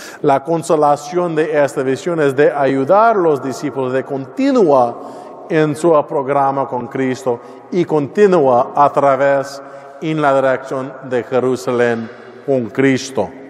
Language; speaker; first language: Spanish; non-native, learner; English